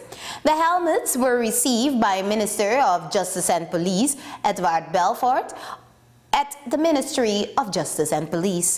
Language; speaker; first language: English; non-native, fluent; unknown